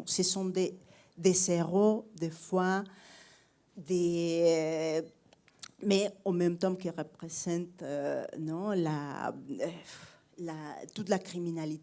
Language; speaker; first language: French; non-native, fluent; Spanish